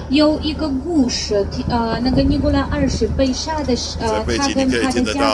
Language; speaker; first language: Chinese; non-native, fluent; Russian